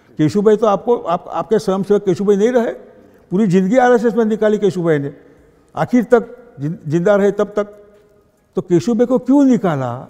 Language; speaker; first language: Hindi; non-native, local second language; Gujarati